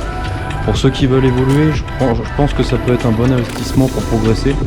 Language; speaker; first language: French; native; French